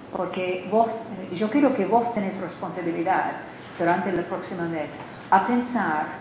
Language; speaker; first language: Spanish; non-native, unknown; English